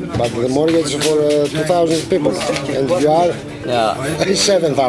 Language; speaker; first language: English; non-native, fluent; Greek